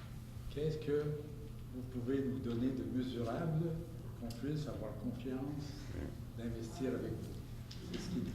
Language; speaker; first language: French; native; French